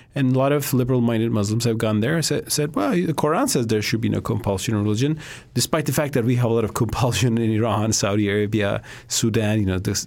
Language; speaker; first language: English; non-native, fluent; Turkish